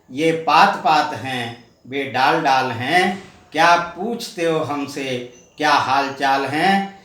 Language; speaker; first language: Hindi; native; Hindi